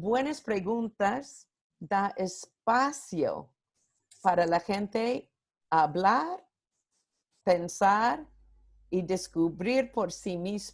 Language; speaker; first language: Spanish; non-native, fluent; English